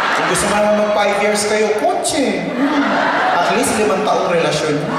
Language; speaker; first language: Filipino; native; Filipino